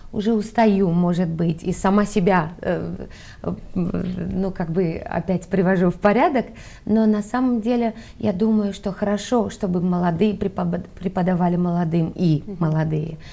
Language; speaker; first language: Russian; non-native, local second language; Armenian